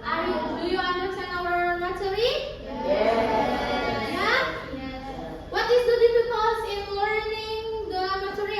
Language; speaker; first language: English; non-native, learner; Indonesian